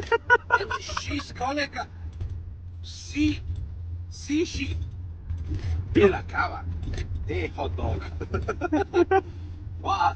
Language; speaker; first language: English; non-native, learner; Croatian